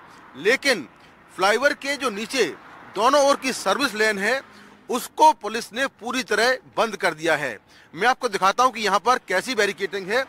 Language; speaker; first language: Hindi; native; Hindi